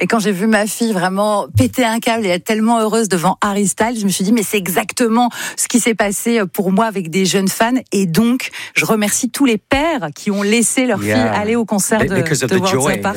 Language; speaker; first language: French; native; French